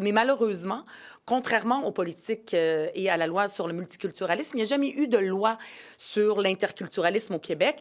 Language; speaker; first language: French; early bilingual, other home language; Arabic